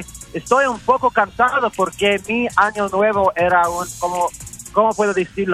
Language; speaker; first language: Spanish; early bilingual, heritage; English